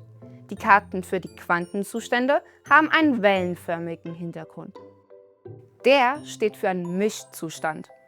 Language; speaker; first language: German; native; German